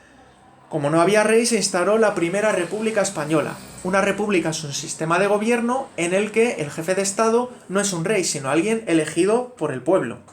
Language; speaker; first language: Spanish; native; Spanish